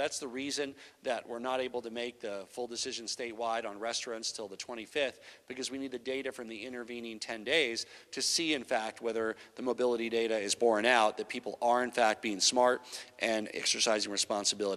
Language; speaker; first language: English; native; English